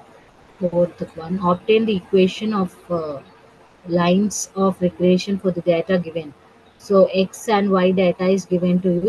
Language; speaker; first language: English; non-native, local second language; Telugu